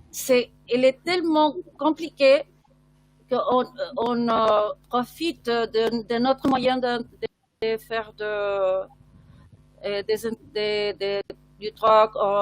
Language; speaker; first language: French; non-native, fluent; Spanish